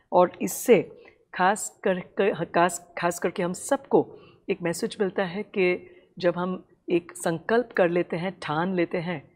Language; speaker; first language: Hindi; non-native, local second language; Tamil